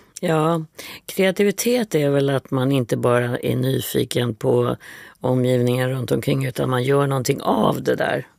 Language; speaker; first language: Swedish; native; Swedish